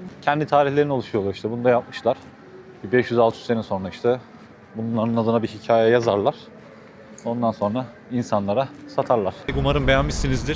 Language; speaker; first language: Turkish; native; Turkish